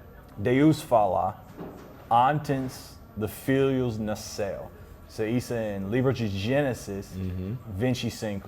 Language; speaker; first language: Portuguese; non-native, learner; English